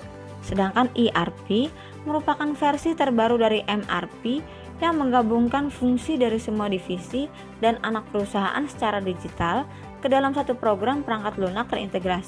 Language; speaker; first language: Indonesian; native; Indonesian